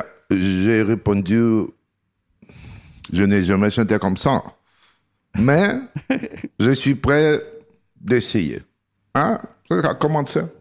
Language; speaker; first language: French; non-native, learner; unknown